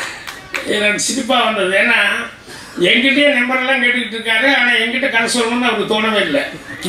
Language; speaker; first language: Tamil; native; Tamil